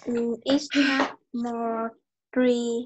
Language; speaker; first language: English; non-native, learner; Vietnamese